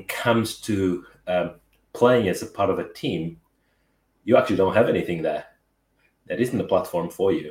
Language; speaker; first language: English; non-native, fluent; Portuguese